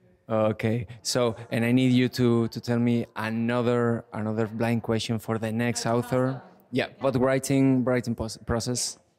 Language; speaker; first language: English; non-native, learner; Spanish